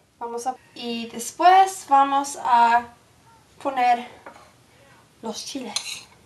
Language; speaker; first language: Spanish; non-native, learner; English